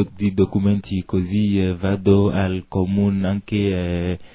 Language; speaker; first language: Italian; non-native, learner; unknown